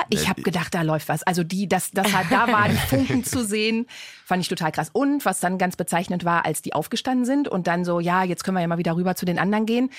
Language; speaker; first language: German; native; German